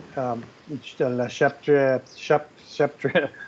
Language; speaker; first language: French; non-native, learner; English